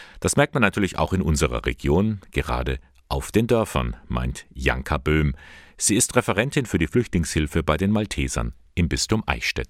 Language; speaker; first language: German; native; German